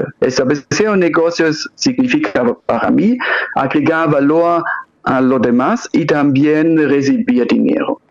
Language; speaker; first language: Spanish; non-native, fluent; German